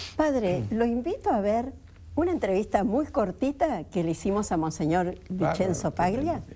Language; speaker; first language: Spanish; native; Spanish